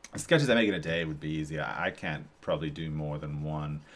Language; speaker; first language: English; native; English